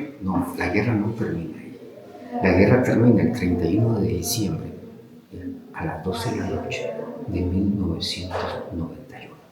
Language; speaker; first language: Spanish; native; Spanish